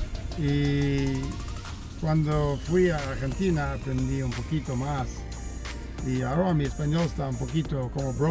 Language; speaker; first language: Spanish; non-native, learner; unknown